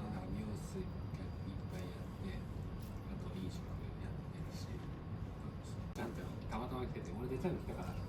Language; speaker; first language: Japanese; native; Japanese